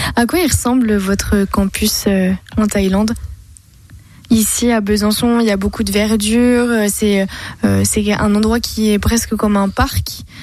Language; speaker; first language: French; native; French